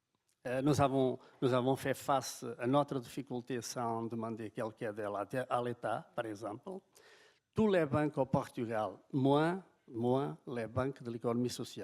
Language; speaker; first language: French; non-native, fluent; Portuguese